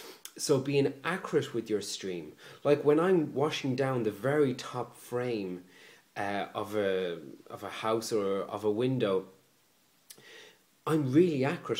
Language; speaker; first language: English; native; English